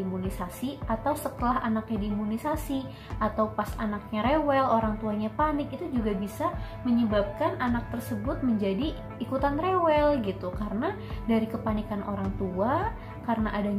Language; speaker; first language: Indonesian; native; Indonesian